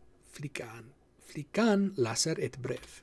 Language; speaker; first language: Swedish; non-native, learner; English